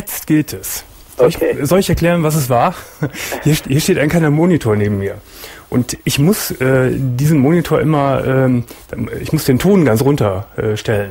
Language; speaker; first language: German; native; German